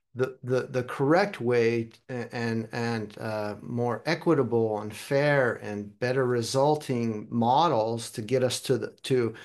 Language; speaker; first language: English; early bilingual, other home language; German